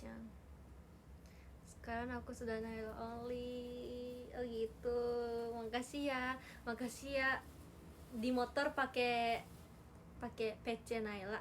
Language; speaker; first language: Indonesian; native; Indonesian